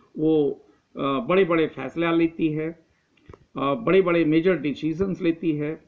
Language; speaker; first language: Hindi; native; Hindi